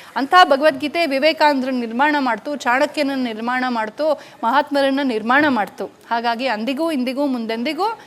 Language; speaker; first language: Kannada; native; Kannada